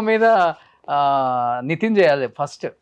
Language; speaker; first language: Telugu; native; Telugu